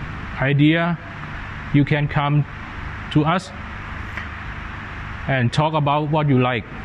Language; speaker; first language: English; non-native, learner; Thai